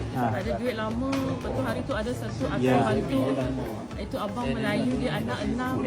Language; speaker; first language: Malay; native; Malay